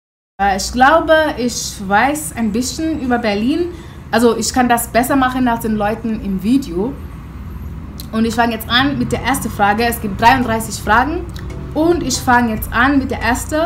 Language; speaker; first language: German; non-native, fluent; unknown